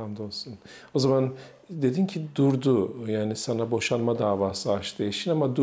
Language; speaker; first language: Turkish; native; Turkish